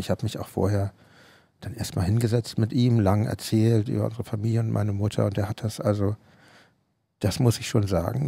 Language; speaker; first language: German; native; German